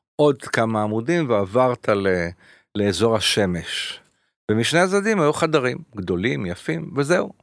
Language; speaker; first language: Hebrew; early bilingual, other home language; French